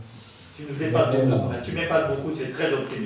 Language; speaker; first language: French; native; French